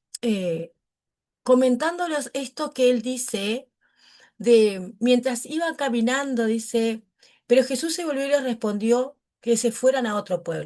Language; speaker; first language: Spanish; native; Spanish